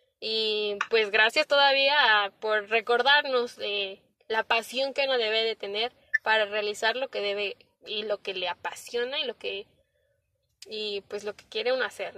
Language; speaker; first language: Spanish; native; Spanish